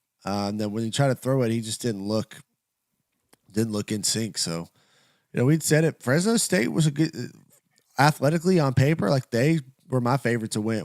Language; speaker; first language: English; native; English